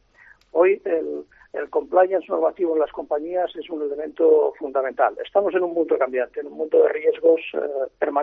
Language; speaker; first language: Spanish; native; Spanish